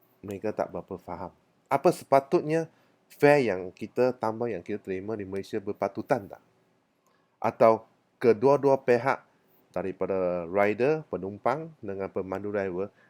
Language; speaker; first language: Malay; non-native, local second language; Min Nan Chinese